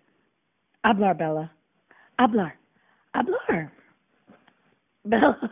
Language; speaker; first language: Spanish; non-native, learner; English